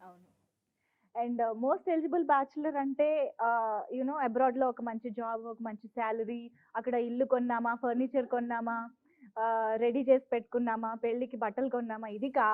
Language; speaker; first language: Telugu; native; Telugu